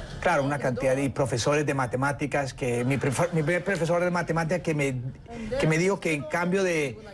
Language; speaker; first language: Spanish; early bilingual, heritage; Spanish